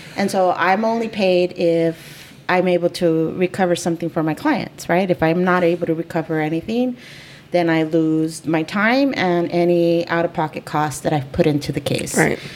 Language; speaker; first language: English; early bilingual, other home language; Spanish